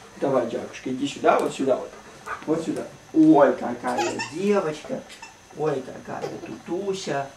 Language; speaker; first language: Russian; native; Russian